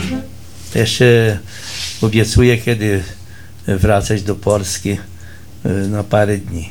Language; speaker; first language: Polish; early bilingual, heritage; Polish